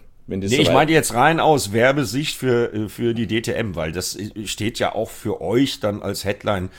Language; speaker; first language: German; native; German